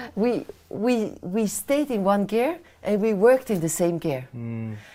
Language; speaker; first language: English; non-native, fluent; Swiss German